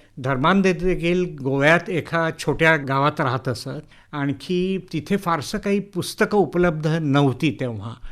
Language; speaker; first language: Marathi; native; Marathi